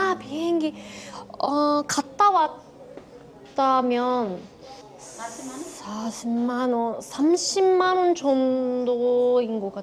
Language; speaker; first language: Korean; non-native, learner; Japanese